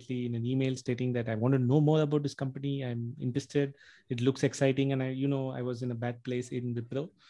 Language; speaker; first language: English; non-native, local second language; Tamil